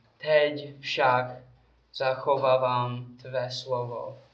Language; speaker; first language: Czech; non-native, learner; English